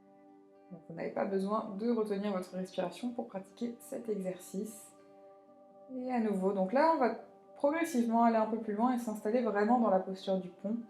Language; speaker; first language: French; native; French